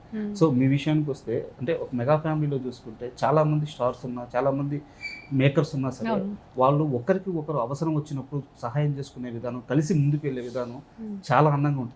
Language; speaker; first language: Telugu; native; Telugu